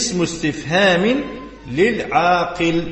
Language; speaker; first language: Arabic; non-native, fluent; Tajik